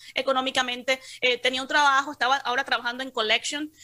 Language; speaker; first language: Spanish; native; Spanish